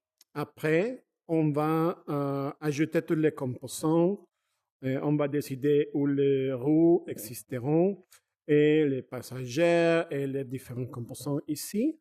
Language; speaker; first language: French; non-native, fluent; Spanish